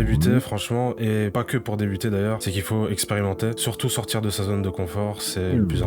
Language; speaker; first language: French; native; French